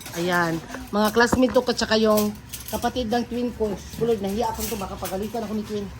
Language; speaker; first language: Filipino; non-native, local second language; Cebuano